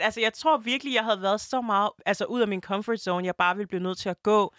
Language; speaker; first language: Danish; early bilingual, other home language; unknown